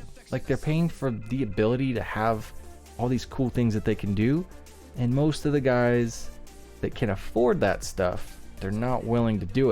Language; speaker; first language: English; native; English